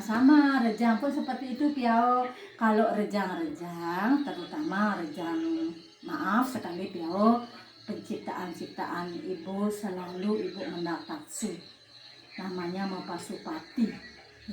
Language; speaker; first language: Indonesian; non-native, local second language; Balinese